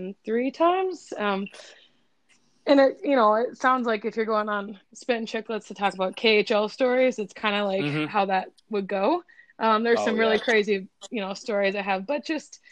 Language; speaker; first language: English; native; English